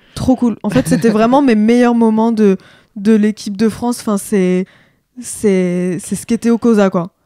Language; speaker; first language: French; native; French